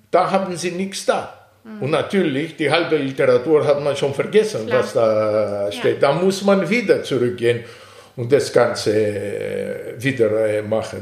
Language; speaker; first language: German; non-native, fluent; Greek